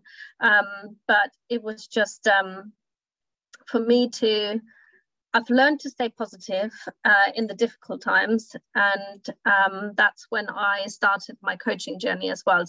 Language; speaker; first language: English; non-native, fluent; German